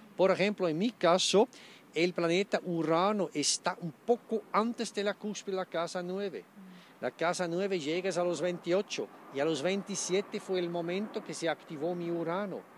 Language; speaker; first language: Spanish; non-native, fluent; German